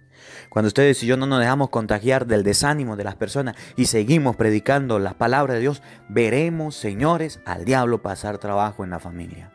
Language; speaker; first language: Spanish; native; Spanish